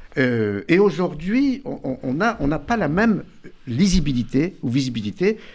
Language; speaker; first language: French; native; French